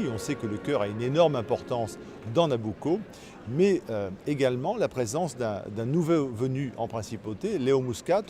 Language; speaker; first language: French; native; French